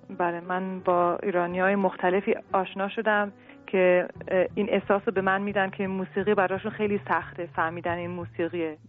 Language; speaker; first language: Persian; early bilingual, heritage; Persian